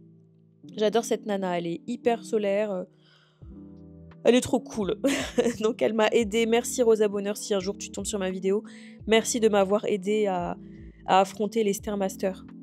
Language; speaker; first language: French; native; French